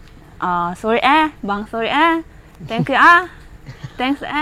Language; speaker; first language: English; non-native, learner; Korean